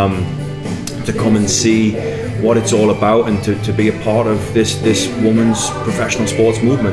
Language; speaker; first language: English; native; English